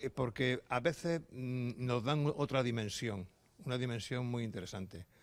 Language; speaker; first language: Spanish; native; Spanish